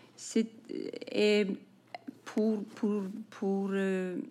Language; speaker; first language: French; non-native, fluent; Icelandic